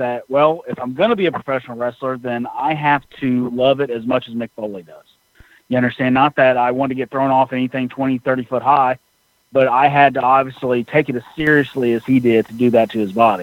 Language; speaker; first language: English; native; English